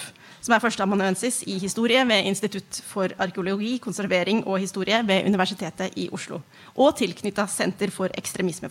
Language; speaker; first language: Norwegian; native; Norwegian